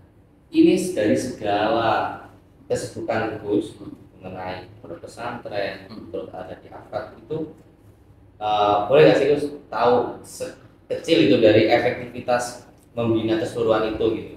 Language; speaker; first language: Indonesian; native; Indonesian